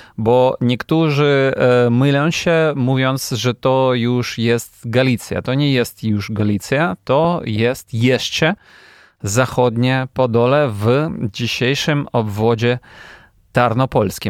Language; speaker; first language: Polish; non-native, fluent; Ukrainian